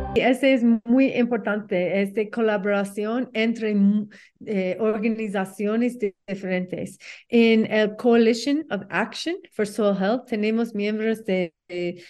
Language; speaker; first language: Spanish; non-native, learner; English